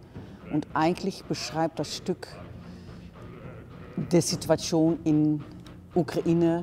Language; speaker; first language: German; non-native, fluent; Dutch